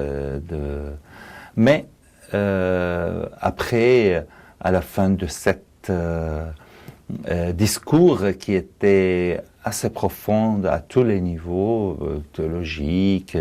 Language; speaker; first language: French; non-native, fluent; Arabic